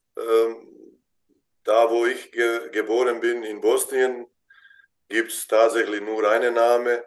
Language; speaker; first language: German; non-native, fluent; Bosnian